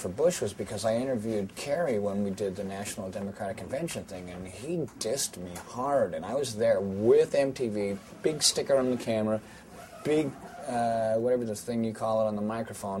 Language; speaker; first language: English; native; English